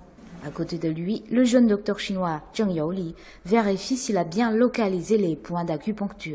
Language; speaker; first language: French; non-native, fluent; Chinese